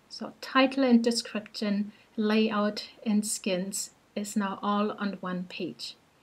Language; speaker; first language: English; non-native, fluent; German